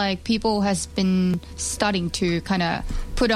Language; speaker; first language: English; non-native, local second language; Chinese